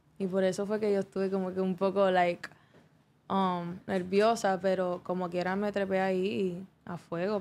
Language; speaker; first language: Spanish; early bilingual, heritage; Spanish